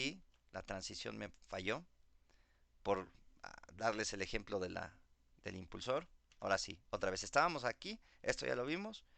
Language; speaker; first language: Spanish; native; Spanish